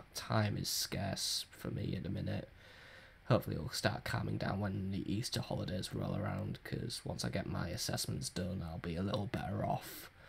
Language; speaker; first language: English; native; English